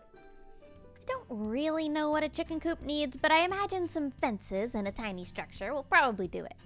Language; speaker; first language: English; native; English